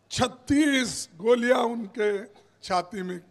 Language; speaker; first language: Hindi; non-native, local second language; Kannada